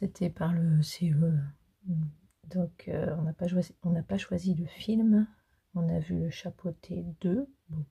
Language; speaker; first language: French; native; French